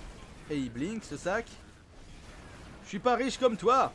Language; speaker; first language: French; native; French